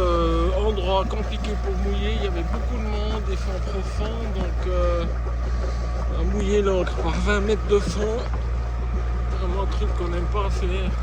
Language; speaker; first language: French; native; French